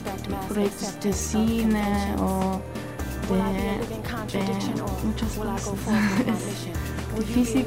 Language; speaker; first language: Spanish; non-native, learner; German